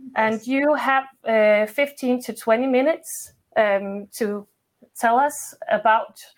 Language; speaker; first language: English; non-native, fluent; Danish